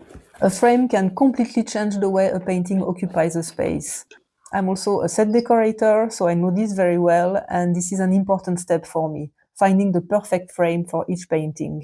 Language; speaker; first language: English; non-native, fluent; French